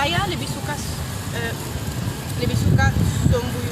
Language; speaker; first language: Indonesian; non-native, learner; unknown